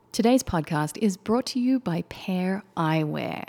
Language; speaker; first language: English; native; English